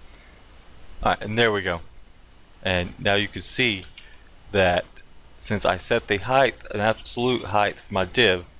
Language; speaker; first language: English; native; English